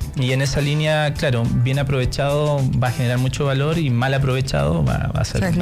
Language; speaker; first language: Spanish; native; Spanish